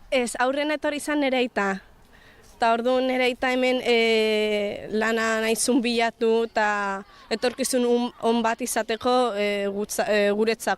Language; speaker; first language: Basque; early bilingual, other home language; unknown